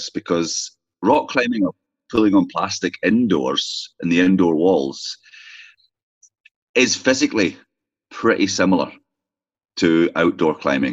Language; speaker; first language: English; native; English